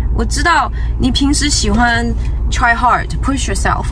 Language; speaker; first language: Chinese; native; Chinese